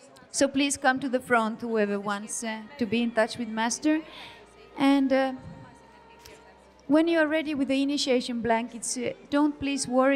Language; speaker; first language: English; non-native, fluent; Finnish